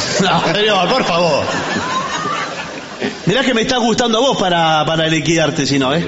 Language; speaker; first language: Spanish; native; Spanish